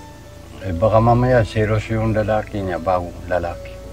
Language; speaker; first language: Filipino; non-native, learner; Japanese